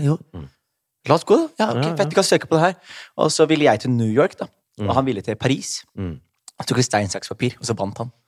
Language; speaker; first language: Norwegian; early bilingual, other home language; Somali